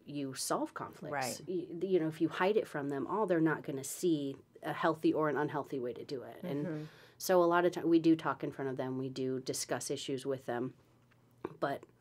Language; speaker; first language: English; native; English